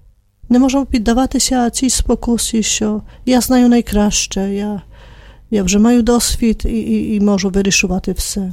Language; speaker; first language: Ukrainian; non-native, fluent; Polish